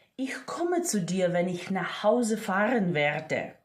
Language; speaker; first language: German; non-native, fluent; Ukrainian